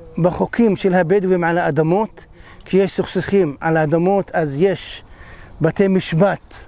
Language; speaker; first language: Hebrew; non-native, local second language; Arabic